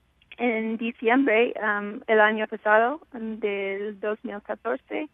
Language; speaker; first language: Spanish; non-native, fluent; English